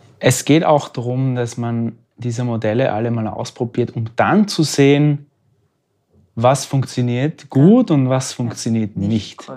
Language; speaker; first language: German; native; German